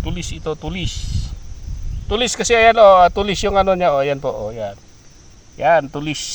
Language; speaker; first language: Filipino; native; Filipino